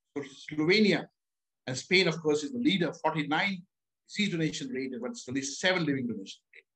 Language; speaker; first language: English; non-native, local second language; Hindi